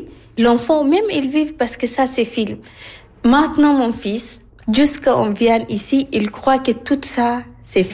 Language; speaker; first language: French; non-native, learner; Arabic